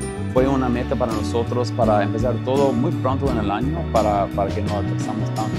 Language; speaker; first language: Spanish; non-native, fluent; English